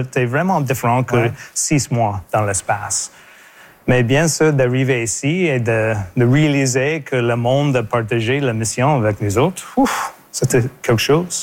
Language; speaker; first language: French; non-native, local second language; English